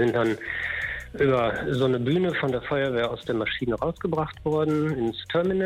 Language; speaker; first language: German; native; German